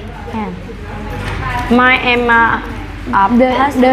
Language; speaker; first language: English; non-native, learner; Vietnamese